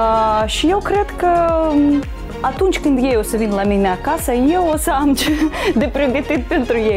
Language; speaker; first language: Romanian; non-native, local second language; Russian